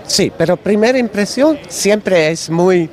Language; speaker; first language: Spanish; non-native, learner; Dutch